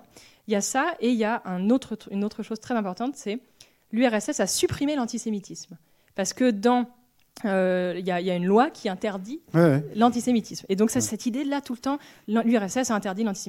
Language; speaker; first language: French; native; French